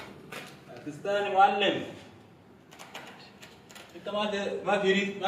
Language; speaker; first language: Arabic; non-native, learner; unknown